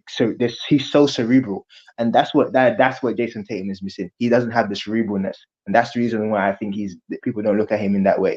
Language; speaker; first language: English; native; English